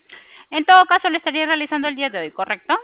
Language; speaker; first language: Spanish; native; Spanish